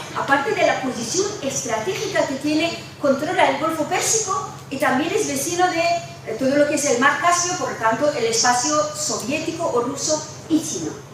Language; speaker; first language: Spanish; non-native, fluent; Persian